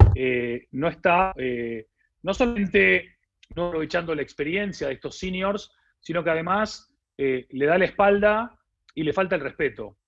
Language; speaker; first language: Spanish; native; Spanish